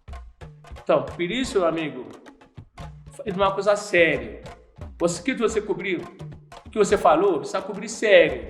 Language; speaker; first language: Portuguese; non-native, learner; Yoruba